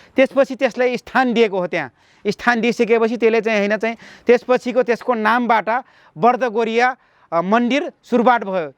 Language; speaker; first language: Nepali; non-native, local second language; Dangaura Tharu